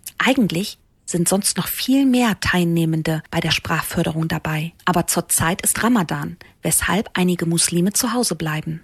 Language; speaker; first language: German; native; German